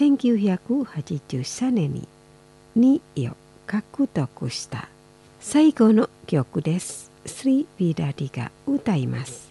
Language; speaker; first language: Japanese; non-native, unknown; Indonesian